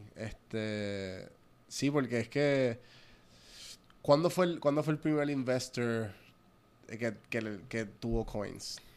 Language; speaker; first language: Spanish; early bilingual, heritage; Spanish